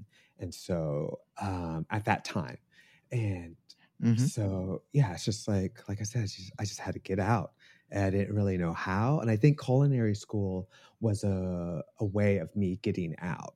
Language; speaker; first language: English; native; English